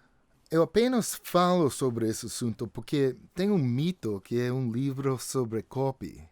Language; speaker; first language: Portuguese; non-native, fluent; English